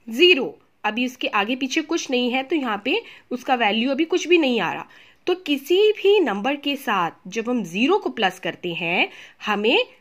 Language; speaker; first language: Hindi; native; Hindi